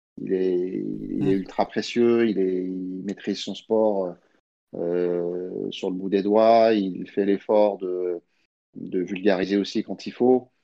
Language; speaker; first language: French; early bilingual, other home language; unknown